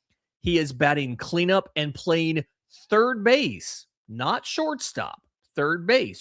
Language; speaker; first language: English; native; English